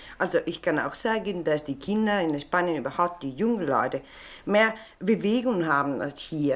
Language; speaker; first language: German; non-native, fluent; Spanish